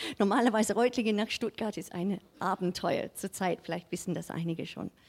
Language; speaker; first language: German; non-native, fluent; English